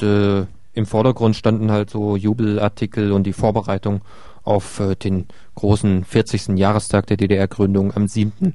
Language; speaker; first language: German; native; German